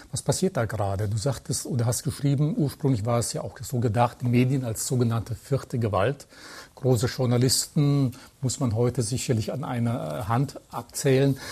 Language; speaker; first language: German; native; German